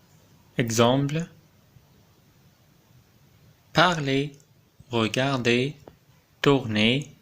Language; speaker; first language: French; non-native, local second language; Arabic